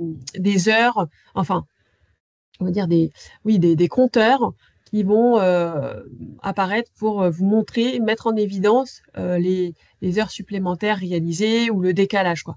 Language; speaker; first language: French; native; French